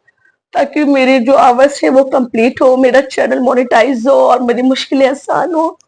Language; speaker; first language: Urdu; native; Urdu